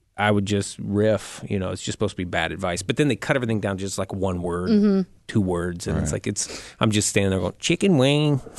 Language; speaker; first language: English; native; English